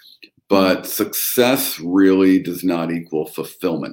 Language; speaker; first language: English; native; English